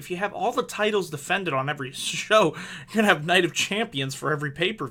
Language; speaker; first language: English; native; English